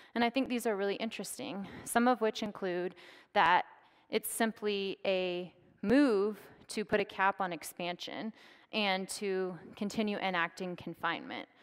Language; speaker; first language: English; native; English